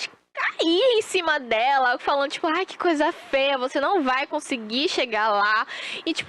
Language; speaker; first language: Portuguese; native; Portuguese